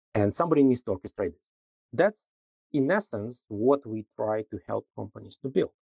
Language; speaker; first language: English; non-native, fluent; Russian